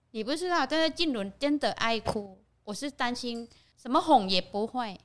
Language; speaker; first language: Chinese; non-native, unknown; Thai